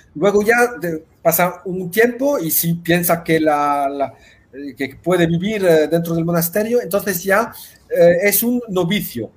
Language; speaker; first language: Spanish; early bilingual, heritage; Spanish